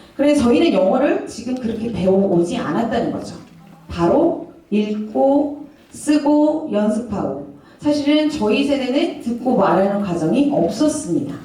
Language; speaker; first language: Korean; native; Korean